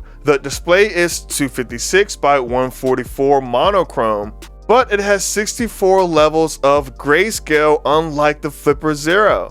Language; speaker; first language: English; native; English